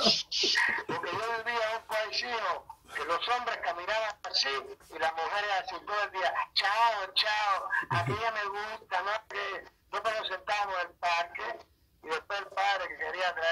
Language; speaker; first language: Spanish; native; Spanish